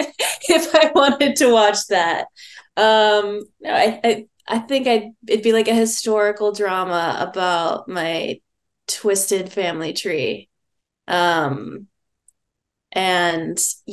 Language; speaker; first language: English; native; English